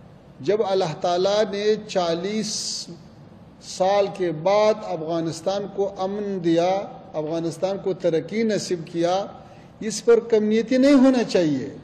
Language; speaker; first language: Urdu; non-native, fluent; Pashto